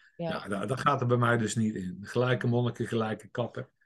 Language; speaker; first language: Dutch; native; Dutch